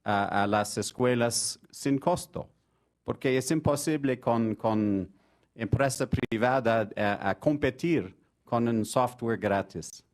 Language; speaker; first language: Spanish; non-native, fluent; French